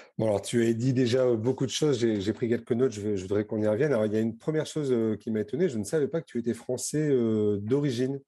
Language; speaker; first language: French; native; French